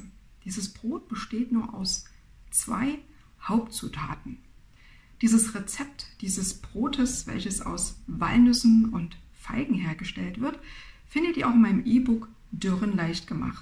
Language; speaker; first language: German; native; German